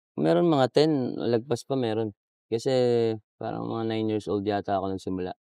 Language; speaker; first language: Filipino; native; Filipino